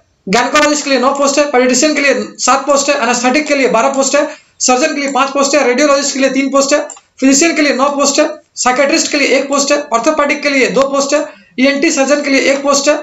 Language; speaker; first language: Hindi; native; Hindi